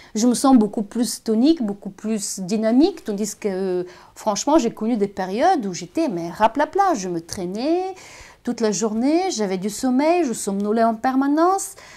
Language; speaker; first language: French; non-native, fluent; Bulgarian